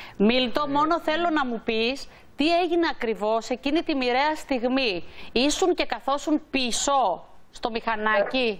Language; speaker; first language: Greek; native; Greek